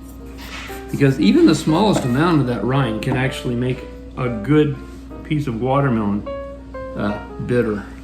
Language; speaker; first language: English; native; English